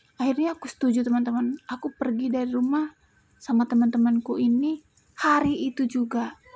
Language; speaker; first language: Indonesian; native; Indonesian